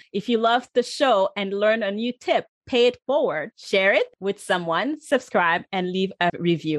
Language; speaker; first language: English; native; English